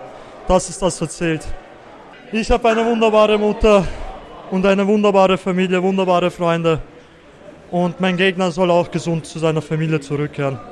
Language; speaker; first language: German; early bilingual, other home language; Serbian